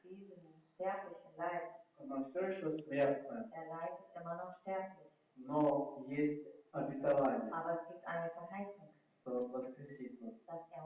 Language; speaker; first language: German; non-native, fluent; Russian